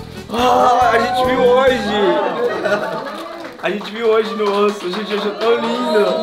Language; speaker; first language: Portuguese; native; Portuguese